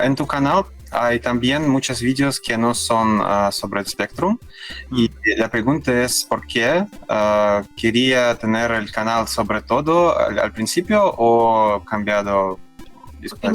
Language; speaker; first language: Spanish; non-native, learner; Russian